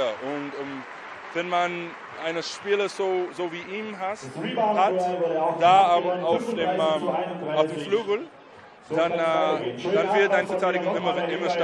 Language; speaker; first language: German; non-native, learner; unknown